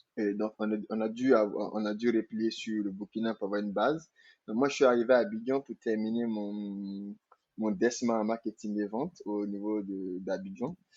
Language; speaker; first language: French; non-native, local second language; Mandingo